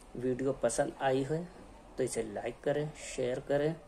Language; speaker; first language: Hindi; native; Hindi